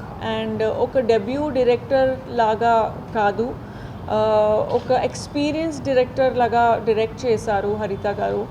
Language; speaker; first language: Telugu; non-native, fluent; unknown